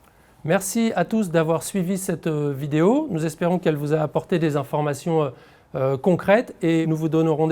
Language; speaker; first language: French; native; French